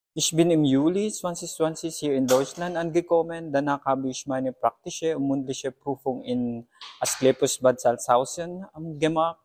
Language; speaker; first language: German; non-native, fluent; Filipino